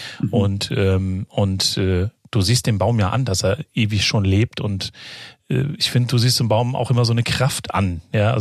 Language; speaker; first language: German; native; German